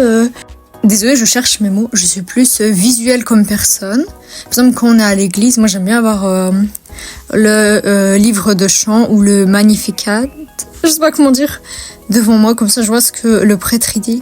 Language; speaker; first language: French; native; French